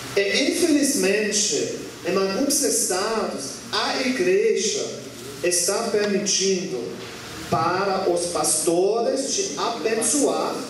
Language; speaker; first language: Portuguese; non-native, learner; German